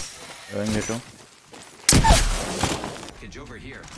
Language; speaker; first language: German; native; German